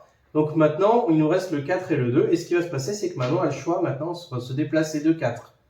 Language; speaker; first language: French; native; French